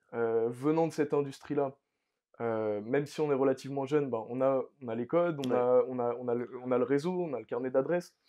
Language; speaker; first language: French; native; French